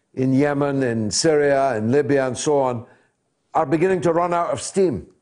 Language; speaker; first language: English; native; English